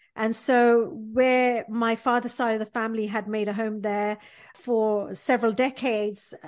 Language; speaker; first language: English; early bilingual, other home language; Gujarati